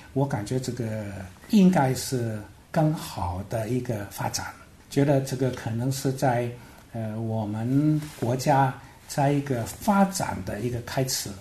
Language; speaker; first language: Chinese; non-native, local second language; Hakka Chinese